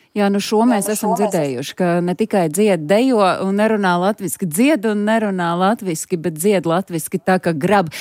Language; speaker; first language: Latvian; native; Latvian